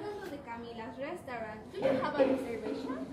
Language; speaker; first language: English; non-native, learner; Spanish